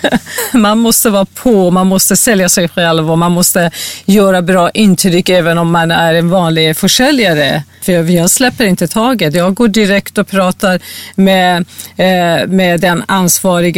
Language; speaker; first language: Swedish; non-native, fluent; Persian